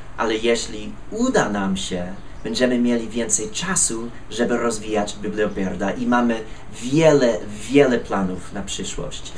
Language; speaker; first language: Polish; non-native, fluent; English